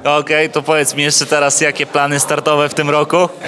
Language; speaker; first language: Polish; native; Polish